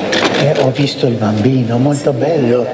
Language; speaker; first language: Italian; non-native, fluent; Spanish